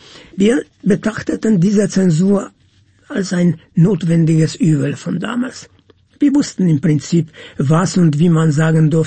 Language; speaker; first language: German; non-native, fluent; Polish